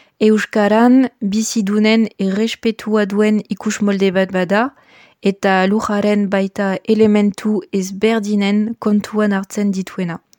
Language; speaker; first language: Basque; non-native, local second language; French